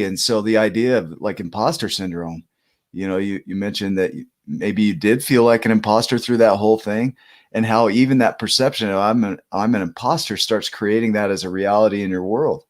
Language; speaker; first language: English; native; English